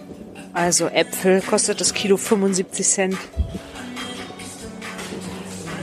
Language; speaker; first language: German; native; German